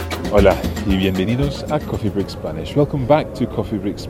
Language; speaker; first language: Spanish; non-native, fluent; English